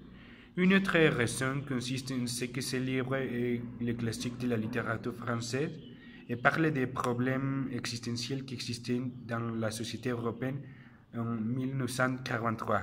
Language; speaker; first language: French; non-native, learner; Spanish